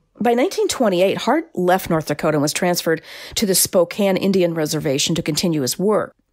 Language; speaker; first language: English; native; English